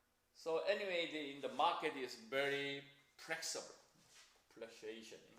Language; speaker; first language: English; non-native, fluent; Korean